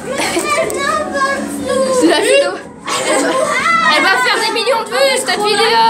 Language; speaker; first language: French; native; French